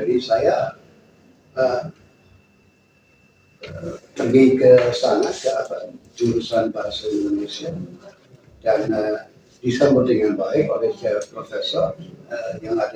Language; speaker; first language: Indonesian; non-native, fluent; German